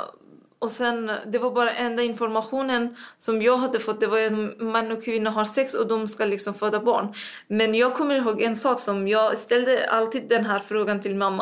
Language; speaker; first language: Swedish; non-native, fluent; Persian